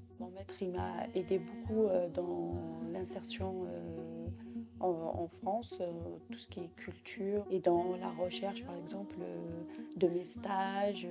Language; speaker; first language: French; non-native, local second language; Kabyle